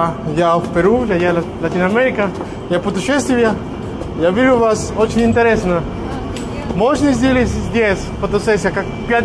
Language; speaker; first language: Russian; non-native, learner; Spanish